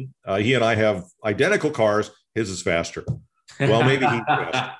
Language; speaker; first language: English; native; English